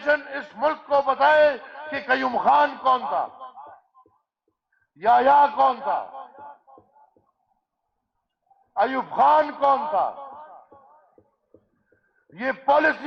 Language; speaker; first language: Urdu; non-native, local second language; Pashto